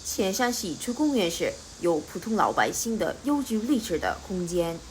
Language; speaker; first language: Chinese; non-native, learner; Korean